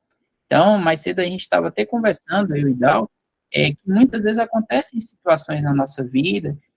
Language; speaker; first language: Portuguese; native; Portuguese